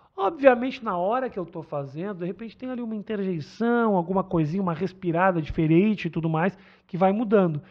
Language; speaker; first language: Portuguese; native; Portuguese